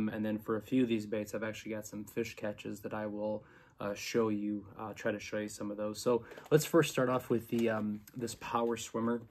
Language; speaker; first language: English; native; English